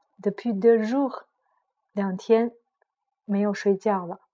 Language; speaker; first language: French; non-native, fluent; Chinese